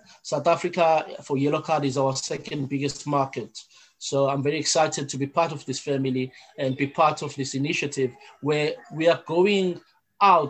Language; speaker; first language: English; non-native, local second language; Zulu